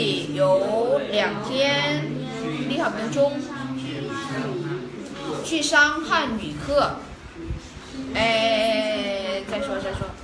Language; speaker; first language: Chinese; non-native, fluent; Vietnamese